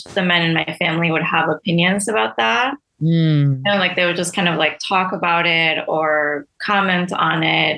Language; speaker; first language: English; non-native, fluent; Spanish